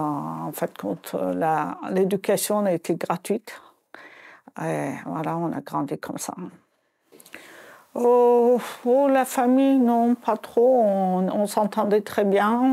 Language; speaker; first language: French; non-native, fluent; Azerbaijani